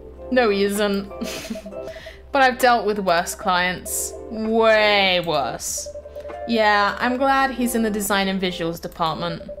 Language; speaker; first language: English; early bilingual, other home language; Turkish